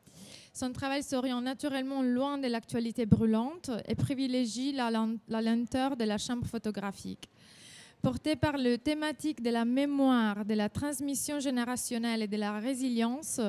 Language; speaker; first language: French; non-native, fluent; Italian